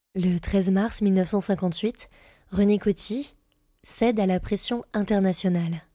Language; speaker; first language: French; native; French